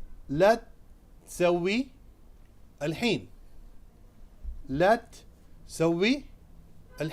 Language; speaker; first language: Arabic; non-native, fluent; Urdu